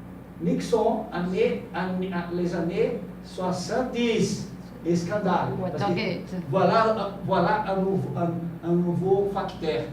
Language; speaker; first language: French; non-native, fluent; Portuguese